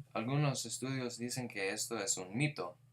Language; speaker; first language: Spanish; non-native, fluent; English